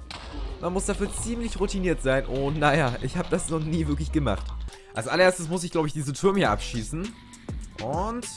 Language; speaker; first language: German; native; German